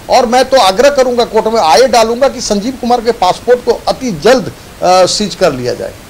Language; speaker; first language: Hindi; native; Hindi